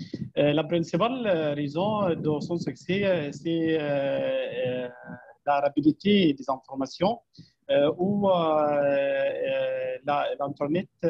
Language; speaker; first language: French; non-native, fluent; Arabic